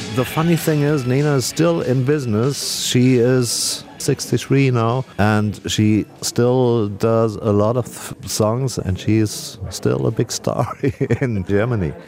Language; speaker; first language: English; non-native, fluent; German